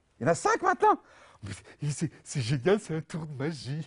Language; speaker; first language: French; native; French